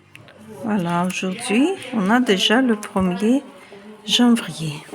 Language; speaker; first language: French; non-native, fluent; Russian